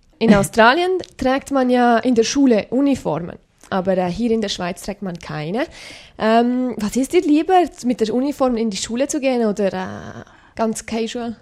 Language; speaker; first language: German; native; German